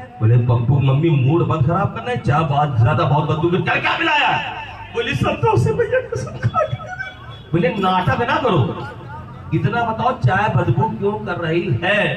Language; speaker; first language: Hindi; native; Hindi